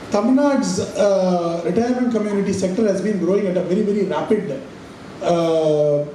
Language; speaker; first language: English; non-native, local second language; Tamil